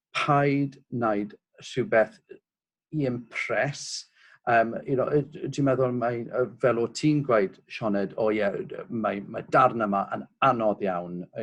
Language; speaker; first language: Welsh; non-native, local second language; English